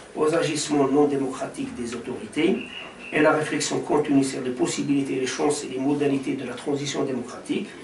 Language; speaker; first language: French; non-native, local second language; Arabic